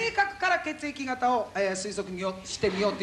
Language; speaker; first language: Japanese; native; Japanese